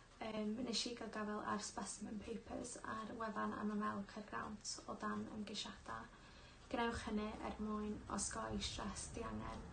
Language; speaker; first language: Welsh; native; Welsh